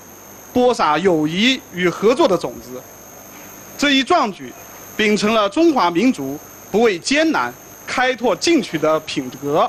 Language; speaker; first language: Chinese; native; Chinese